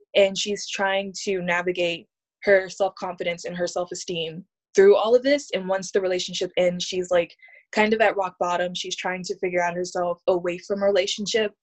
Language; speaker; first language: English; native; English